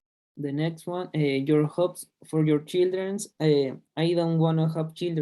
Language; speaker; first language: English; non-native, learner; Spanish